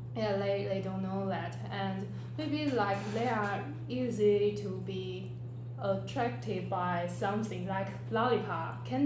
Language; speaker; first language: English; non-native, learner; Chinese